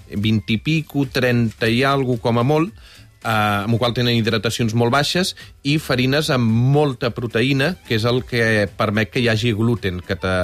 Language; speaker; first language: Catalan; native; Catalan